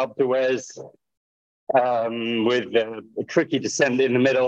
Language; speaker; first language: English; native; English